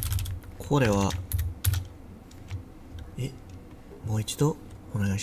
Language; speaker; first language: Japanese; non-native, learner; English